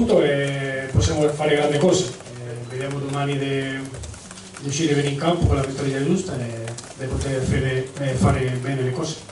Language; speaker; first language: Italian; non-native, fluent; Spanish